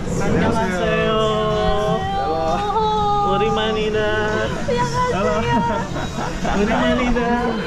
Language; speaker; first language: Korean; non-native, learner; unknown